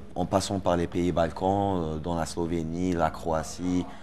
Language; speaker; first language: French; non-native, local second language; Arabic